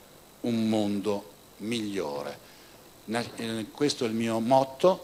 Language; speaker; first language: Italian; native; Italian